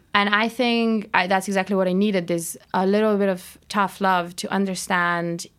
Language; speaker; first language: English; non-native, fluent; Bulgarian